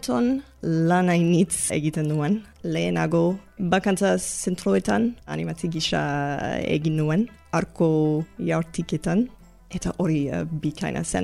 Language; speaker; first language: Basque; non-native, fluent; English